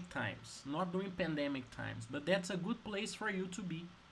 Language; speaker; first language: English; non-native, fluent; Portuguese